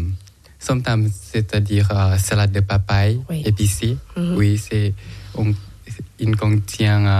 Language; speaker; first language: French; non-native, learner; Thai